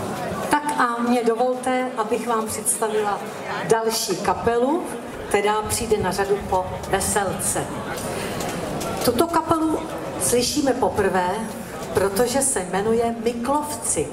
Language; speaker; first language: Czech; native; Czech